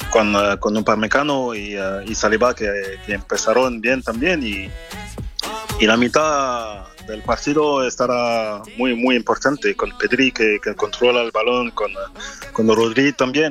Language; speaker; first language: Spanish; non-native, fluent; French